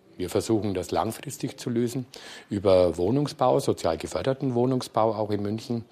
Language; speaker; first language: German; non-native, fluent; Slovenian